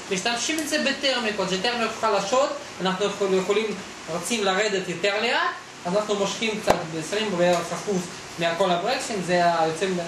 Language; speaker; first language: Hebrew; non-native, fluent; Russian